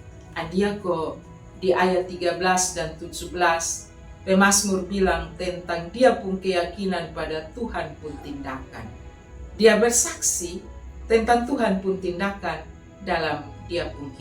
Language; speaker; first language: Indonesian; non-native, local second language; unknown